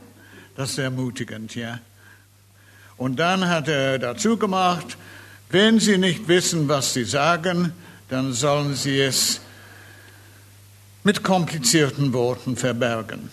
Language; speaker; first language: German; non-native, fluent; English